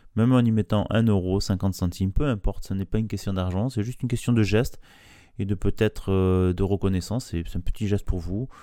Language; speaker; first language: French; native; French